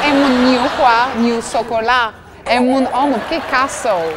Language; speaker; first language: Vietnamese; non-native, fluent; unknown